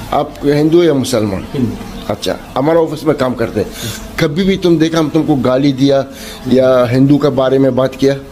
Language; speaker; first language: Hindi; non-native, learner; Arabic